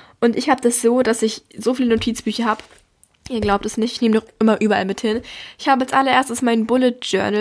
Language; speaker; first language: German; native; German